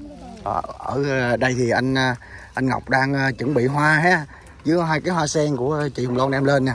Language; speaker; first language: Vietnamese; native; Vietnamese